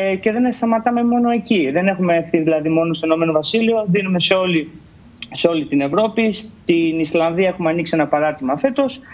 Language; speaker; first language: Greek; native; Greek